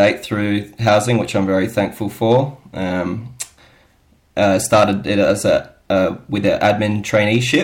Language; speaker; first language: English; native; English